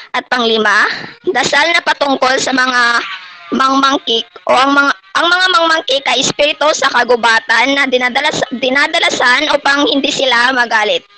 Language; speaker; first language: Filipino; non-native, local second language; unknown